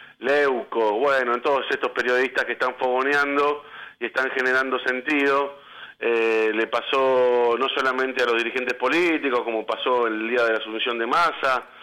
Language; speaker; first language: Spanish; native; Spanish